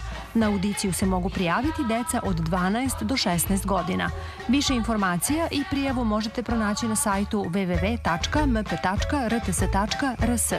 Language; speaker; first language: Serbian; native; Serbian